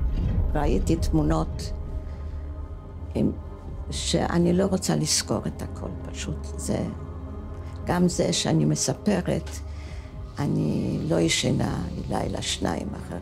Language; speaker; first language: Hebrew; non-native, fluent; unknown